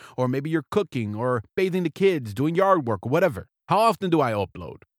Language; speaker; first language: English; native; English